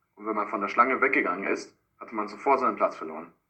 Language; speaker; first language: German; non-native, fluent; Spanish